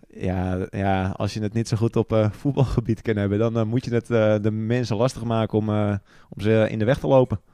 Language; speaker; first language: Dutch; native; Dutch